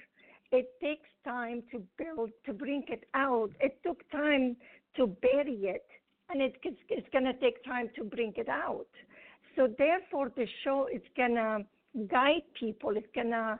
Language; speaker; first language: English; non-native, fluent; Arabic